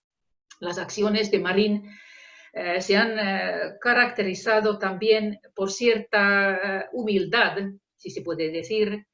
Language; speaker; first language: Spanish; non-native, fluent; Finnish